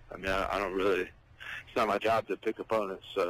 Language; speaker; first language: English; native; English